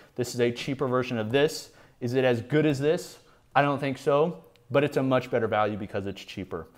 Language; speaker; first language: English; native; English